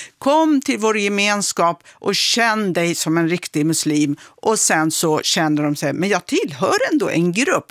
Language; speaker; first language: Swedish; non-native, fluent; Kurdish